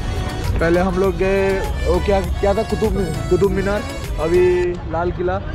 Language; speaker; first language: Hindi; non-native, local second language; Bangla